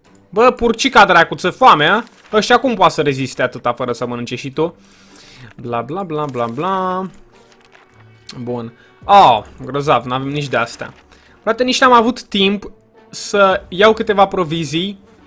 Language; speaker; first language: Romanian; native; Romanian